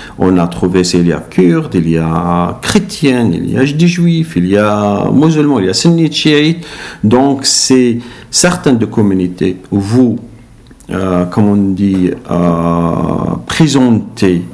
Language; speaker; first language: French; non-native, learner; Arabic